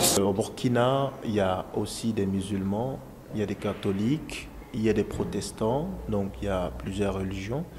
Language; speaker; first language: French; non-native, local second language; Dyula